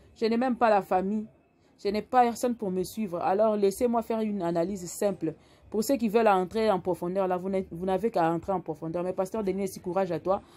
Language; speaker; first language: French; non-native, local second language; Lingala